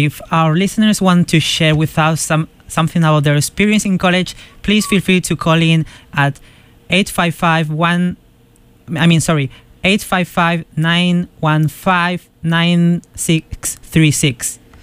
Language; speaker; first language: English; non-native, fluent; Spanish